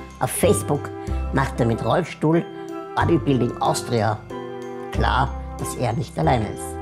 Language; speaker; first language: German; native; German